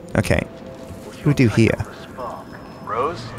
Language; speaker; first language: English; native; English